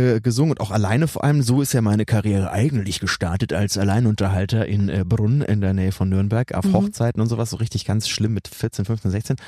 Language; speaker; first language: German; native; German